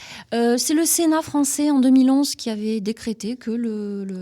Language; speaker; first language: French; native; French